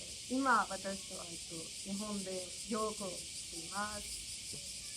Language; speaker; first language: Japanese; non-native, learner; French